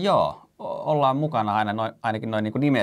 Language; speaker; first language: Finnish; native; Finnish